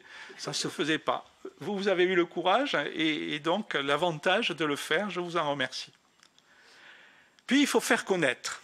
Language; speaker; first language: French; native; French